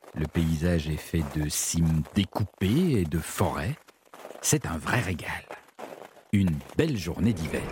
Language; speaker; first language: French; native; French